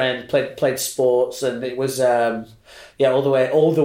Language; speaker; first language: English; native; English